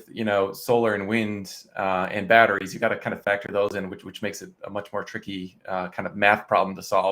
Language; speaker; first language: English; native; English